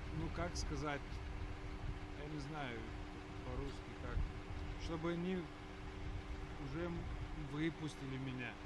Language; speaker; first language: Russian; non-native, local second language; Ukrainian